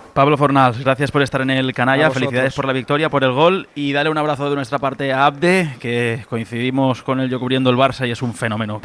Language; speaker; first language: Spanish; native; Spanish